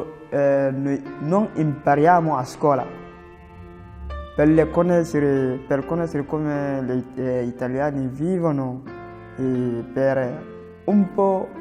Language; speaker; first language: Italian; non-native, learner; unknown